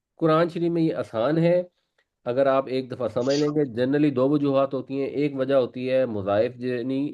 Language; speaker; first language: Urdu; native; Urdu